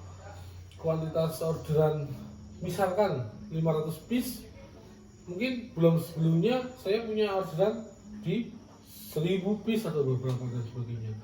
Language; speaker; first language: Indonesian; native; Indonesian